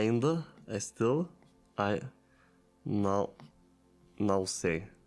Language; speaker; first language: Portuguese; non-native, learner; Italian